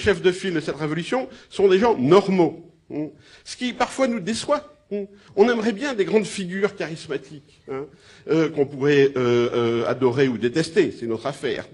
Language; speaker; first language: French; native; French